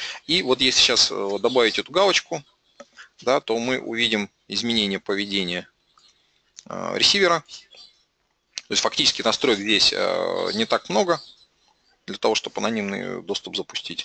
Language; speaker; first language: Russian; native; Russian